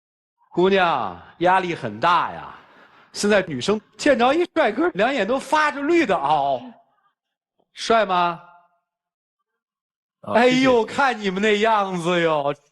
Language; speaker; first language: Chinese; native; Chinese